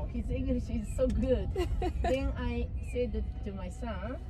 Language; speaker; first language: English; non-native, learner; Japanese